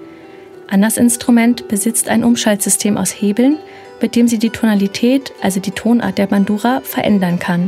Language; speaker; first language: German; native; German